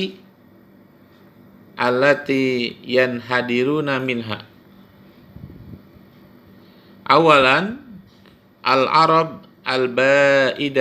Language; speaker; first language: Arabic; non-native, fluent; Indonesian